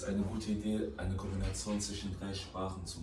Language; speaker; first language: German; early bilingual, other home language; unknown